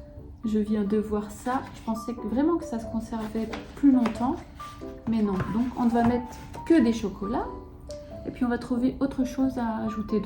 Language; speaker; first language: French; native; French